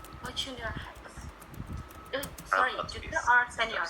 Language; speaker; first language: English; non-native, learner; Indonesian